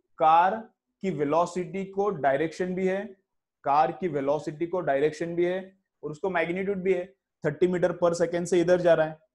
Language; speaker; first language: Hindi; non-native, local second language; Marathi